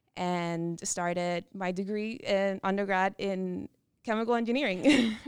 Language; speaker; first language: English; non-native, fluent; Spanish